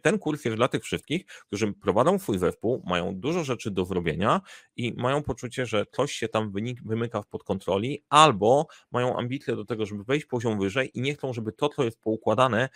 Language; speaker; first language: Polish; native; Polish